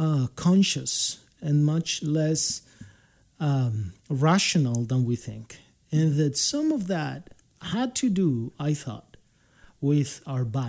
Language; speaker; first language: English; non-native, fluent; Spanish